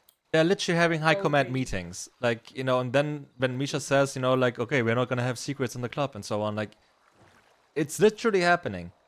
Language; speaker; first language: English; non-native, fluent; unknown